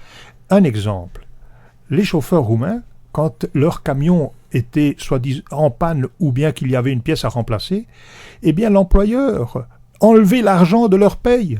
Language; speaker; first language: French; native; French